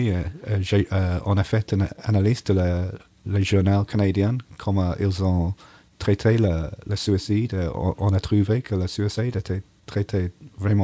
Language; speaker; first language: French; non-native, learner; English